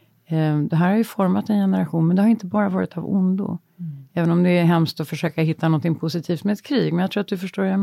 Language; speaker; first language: Swedish; native; Swedish